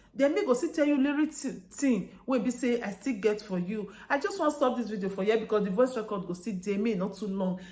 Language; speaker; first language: Nigerian Pidgin; non-native, local second language; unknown